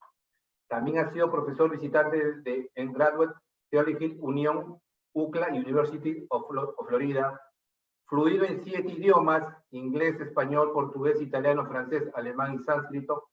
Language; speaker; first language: Spanish; native; Spanish